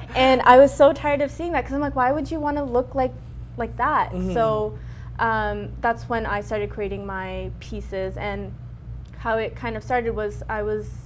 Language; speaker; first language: English; native; English